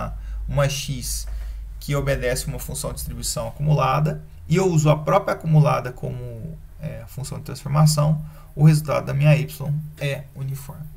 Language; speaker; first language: Portuguese; native; Portuguese